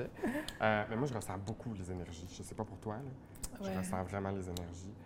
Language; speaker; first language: French; native; French